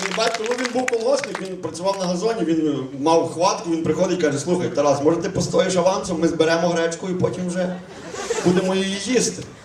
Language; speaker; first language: Ukrainian; native; Ukrainian